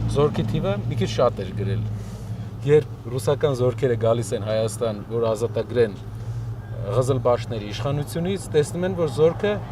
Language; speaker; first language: Armenian; native; Armenian